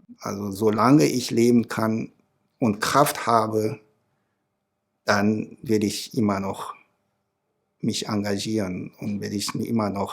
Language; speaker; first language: German; non-native, fluent; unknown